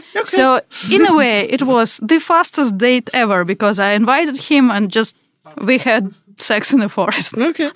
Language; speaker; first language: English; non-native, fluent; Russian